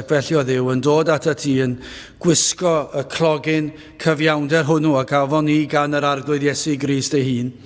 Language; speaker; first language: Welsh; native; Welsh